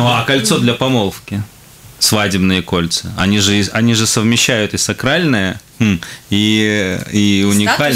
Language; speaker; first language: Russian; native; Russian